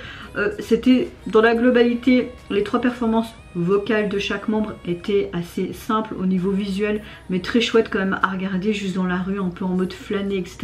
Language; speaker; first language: French; native; French